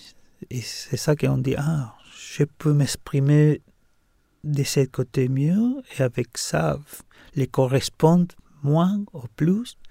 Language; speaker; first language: French; non-native, fluent; Spanish